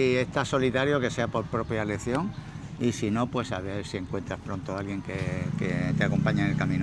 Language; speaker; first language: Spanish; native; Spanish